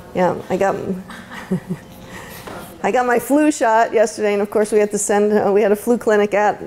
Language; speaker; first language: English; native; English